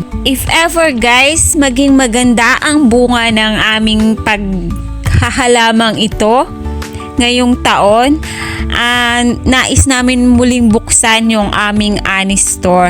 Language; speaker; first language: Filipino; native; Filipino